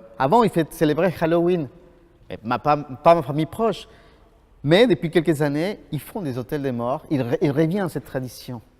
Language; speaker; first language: French; non-native, fluent; Spanish